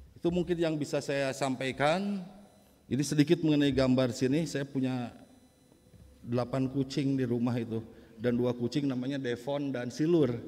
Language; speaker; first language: Indonesian; native; Indonesian